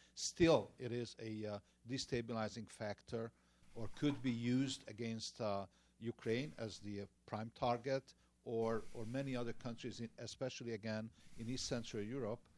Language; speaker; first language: English; non-native, fluent; Hungarian